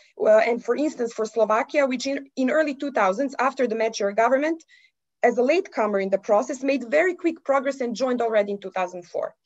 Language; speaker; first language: English; non-native, fluent; Serbian